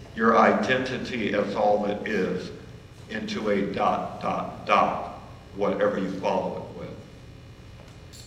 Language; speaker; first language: English; native; English